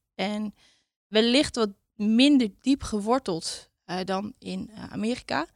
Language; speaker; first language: Dutch; native; Dutch